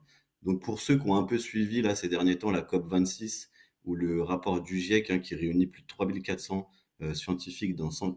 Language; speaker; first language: French; native; French